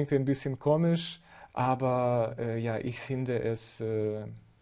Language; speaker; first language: German; non-native, fluent; Ukrainian